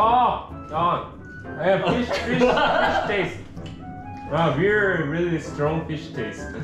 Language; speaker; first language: English; non-native, learner; Korean